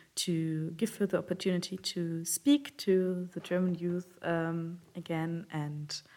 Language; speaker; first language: English; non-native, fluent; German